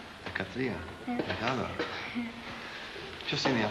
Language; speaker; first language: Greek; non-native, learner; English